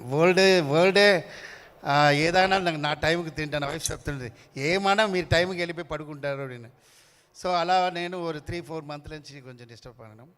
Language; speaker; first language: Telugu; non-native, local second language; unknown